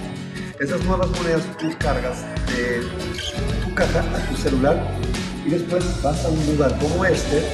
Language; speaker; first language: Spanish; non-native, fluent; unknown